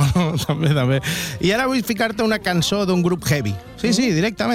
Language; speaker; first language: Catalan; native; Catalan